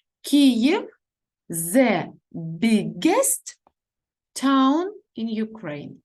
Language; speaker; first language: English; non-native, learner; Ukrainian